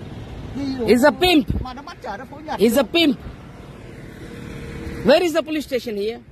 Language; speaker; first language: English; non-native, learner; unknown